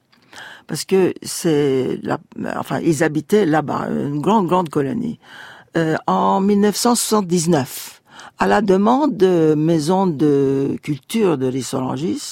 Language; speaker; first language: French; non-native, fluent; Turkish